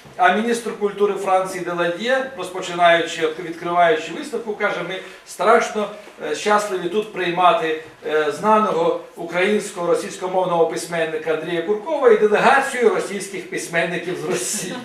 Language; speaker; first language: Ukrainian; non-native, local second language; Russian